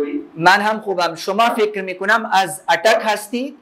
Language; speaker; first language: Persian; non-native, fluent; Urdu